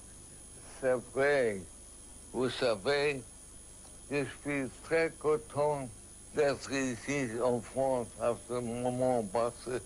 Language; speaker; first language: French; non-native, learner; English